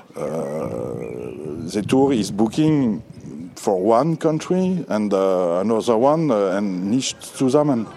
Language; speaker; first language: English; non-native, learner; French